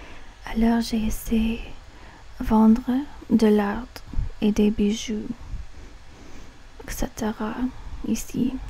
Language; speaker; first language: French; non-native, learner; English